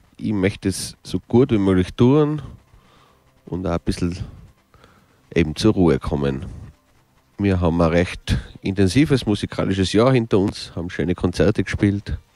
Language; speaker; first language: German; native; German